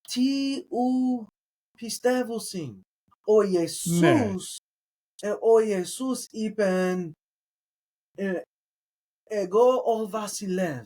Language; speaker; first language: Greek; non-native, learner; English